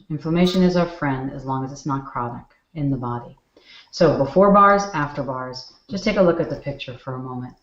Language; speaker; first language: English; native; English